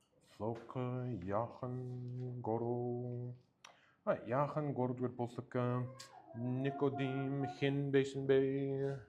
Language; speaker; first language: Mongolian; early bilingual, heritage; Mongolian